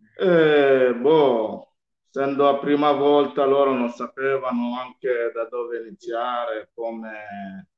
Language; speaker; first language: Italian; non-native, fluent; Swahili